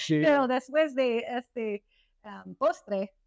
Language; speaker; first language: Spanish; non-native, learner; English